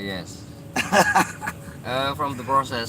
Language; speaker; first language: English; non-native, learner; Indonesian